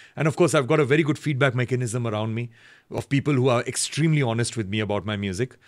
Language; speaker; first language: English; native; English